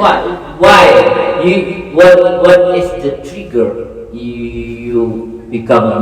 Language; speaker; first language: English; non-native, learner; Indonesian